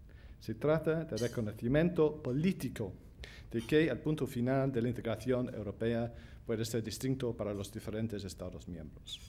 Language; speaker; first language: Spanish; non-native, fluent; English